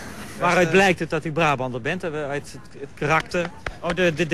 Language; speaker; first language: Dutch; native; Dutch